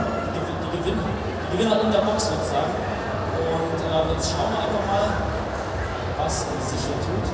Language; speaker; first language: German; native; German